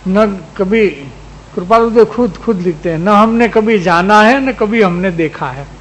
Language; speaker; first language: Hindi; non-native, local second language; Gujarati